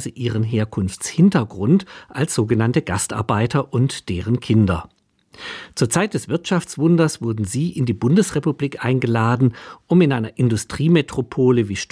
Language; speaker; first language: German; native; German